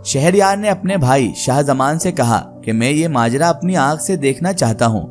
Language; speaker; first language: Hindi; native; Hindi